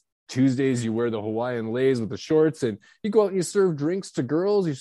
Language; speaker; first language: English; native; English